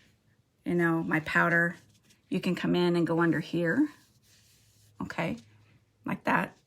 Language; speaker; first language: English; native; English